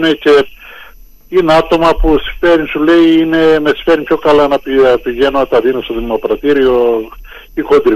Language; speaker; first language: Greek; native; Greek